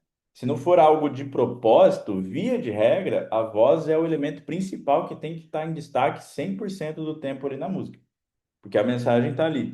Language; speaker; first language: Portuguese; native; Portuguese